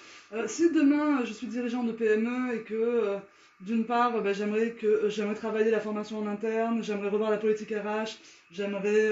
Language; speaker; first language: French; native; French